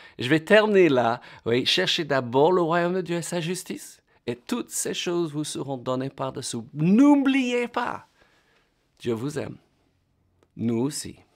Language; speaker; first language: French; non-native, fluent; English